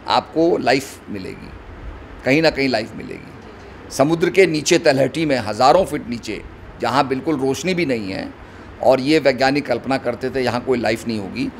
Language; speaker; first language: Hindi; native; Hindi